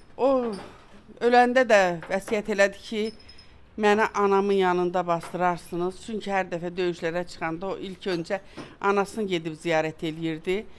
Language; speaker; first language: Azerbaijani; native; Azerbaijani